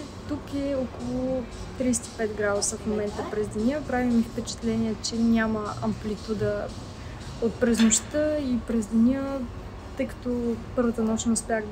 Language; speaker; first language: Bulgarian; native; Bulgarian